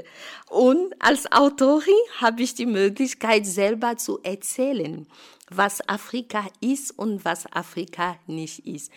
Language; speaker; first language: German; non-native, fluent; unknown